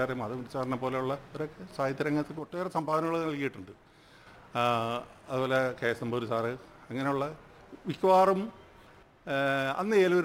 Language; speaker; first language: Malayalam; native; Malayalam